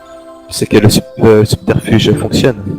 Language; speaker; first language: French; native; French